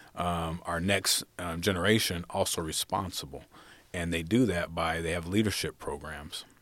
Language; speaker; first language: English; native; English